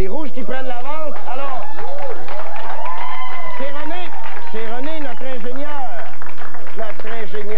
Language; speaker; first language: French; native; French